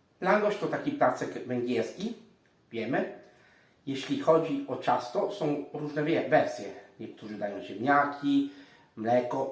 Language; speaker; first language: Polish; non-native, fluent; Italian